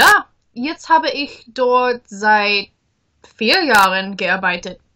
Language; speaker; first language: German; non-native, learner; English